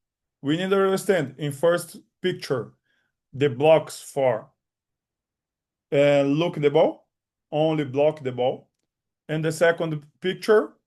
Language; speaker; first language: English; non-native, learner; Portuguese